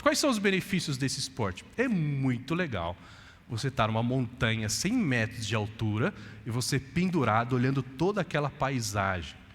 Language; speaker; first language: Portuguese; native; Portuguese